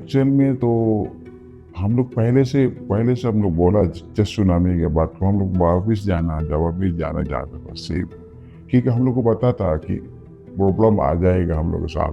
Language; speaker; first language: Hindi; non-native, local second language; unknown